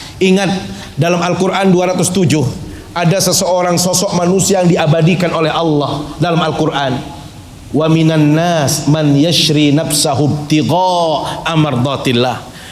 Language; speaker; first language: Malay; non-native, local second language; Sasak